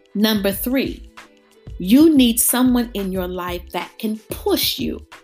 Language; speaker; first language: English; native; English